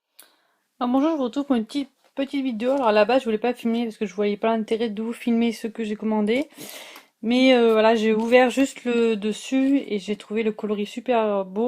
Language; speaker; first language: French; native; French